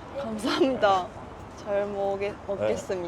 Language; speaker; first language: Korean; non-native, learner; Japanese